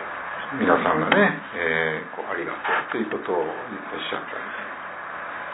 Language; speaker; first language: Japanese; native; Japanese